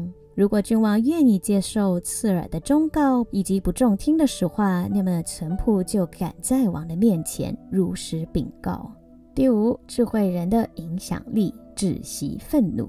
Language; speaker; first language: Chinese; native; Chinese